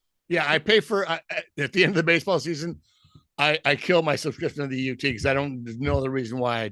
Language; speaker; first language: English; native; English